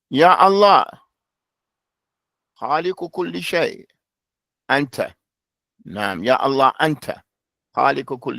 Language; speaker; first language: Arabic; non-native, fluent; English